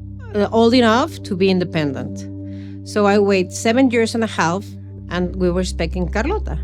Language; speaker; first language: English; non-native, fluent; Spanish